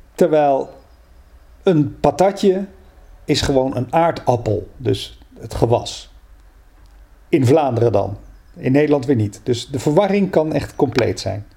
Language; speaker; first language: Dutch; native; Dutch